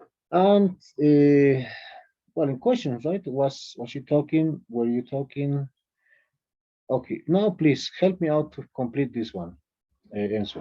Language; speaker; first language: English; non-native, fluent; Spanish